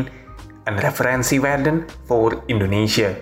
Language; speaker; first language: Dutch; non-native, fluent; Indonesian